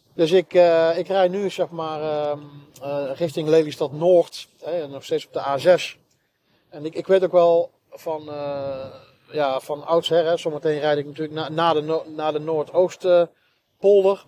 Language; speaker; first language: Dutch; native; Dutch